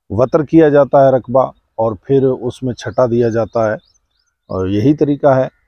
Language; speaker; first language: Urdu; non-native, local second language; Saraiki